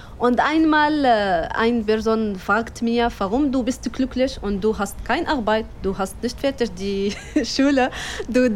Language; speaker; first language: German; non-native, learner; Arabic